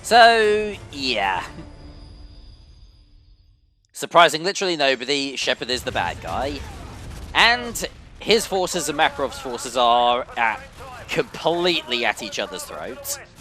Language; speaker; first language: English; native; English